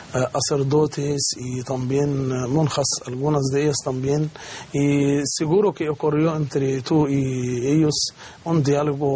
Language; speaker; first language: Spanish; non-native, learner; Arabic